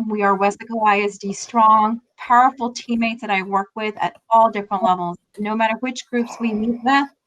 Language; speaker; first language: English; native; English